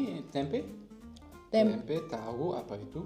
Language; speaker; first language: Indonesian; non-native, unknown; German